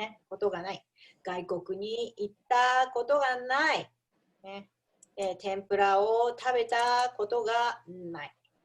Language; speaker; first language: Japanese; non-native, fluent; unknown